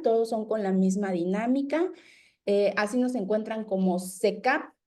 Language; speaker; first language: Spanish; native; Spanish